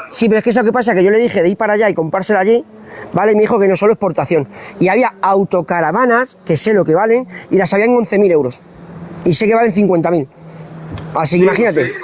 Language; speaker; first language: Spanish; native; Spanish